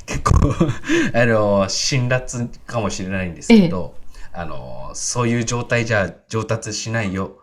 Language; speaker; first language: Japanese; native; Japanese